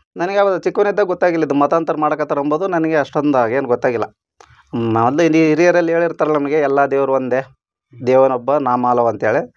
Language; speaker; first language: Kannada; native; Kannada